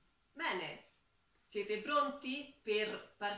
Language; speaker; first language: Italian; non-native, learner; French